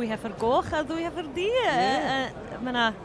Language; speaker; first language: Welsh; native; Welsh